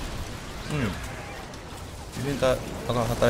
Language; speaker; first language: Japanese; native; Japanese